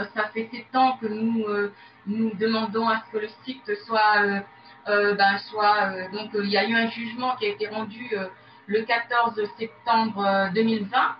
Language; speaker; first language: French; native; French